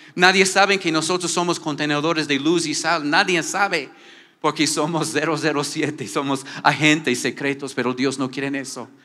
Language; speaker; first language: Spanish; non-native, fluent; English